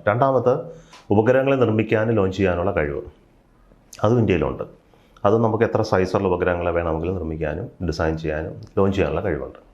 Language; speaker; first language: Malayalam; native; Malayalam